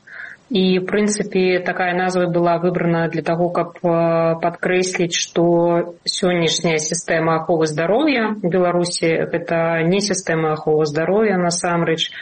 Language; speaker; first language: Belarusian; non-native, local second language; Russian